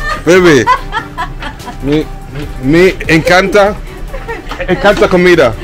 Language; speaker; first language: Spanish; non-native, learner; English